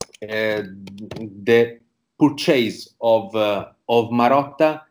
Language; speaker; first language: English; non-native, learner; Italian